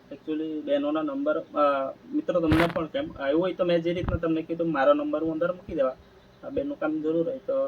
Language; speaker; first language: Gujarati; non-native, local second language; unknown